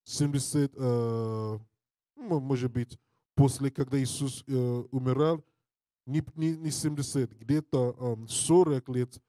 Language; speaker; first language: Russian; non-native, learner; English